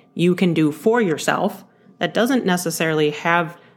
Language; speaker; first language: English; early bilingual, other home language; Yoruba